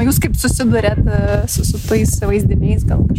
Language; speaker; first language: Lithuanian; native; Lithuanian